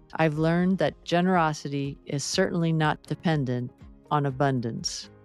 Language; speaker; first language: English; native; English